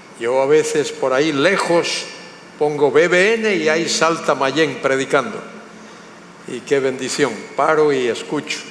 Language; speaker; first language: Spanish; native; Spanish